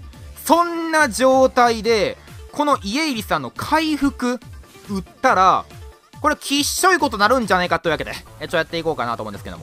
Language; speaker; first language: Japanese; native; Japanese